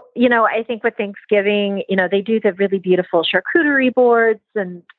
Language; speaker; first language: English; native; English